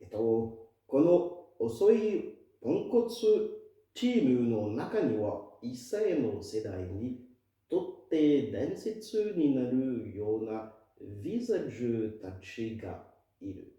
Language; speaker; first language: Japanese; non-native, fluent; French